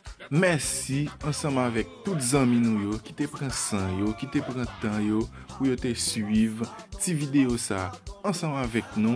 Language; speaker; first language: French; non-native, learner; Haitian Creole